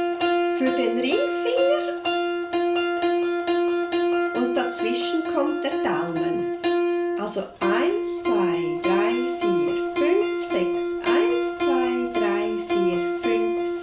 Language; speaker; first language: German; native; German